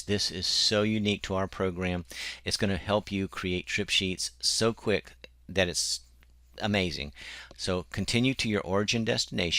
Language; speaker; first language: English; native; English